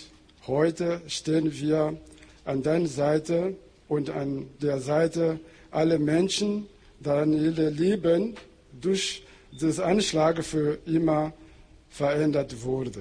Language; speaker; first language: German; non-native, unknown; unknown